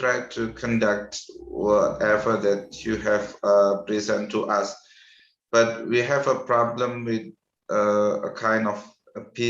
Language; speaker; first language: English; non-native, fluent; Indonesian